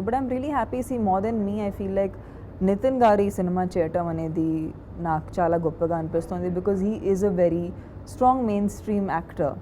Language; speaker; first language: Telugu; non-native, fluent; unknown